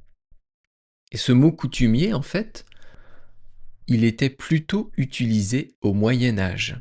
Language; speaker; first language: French; native; French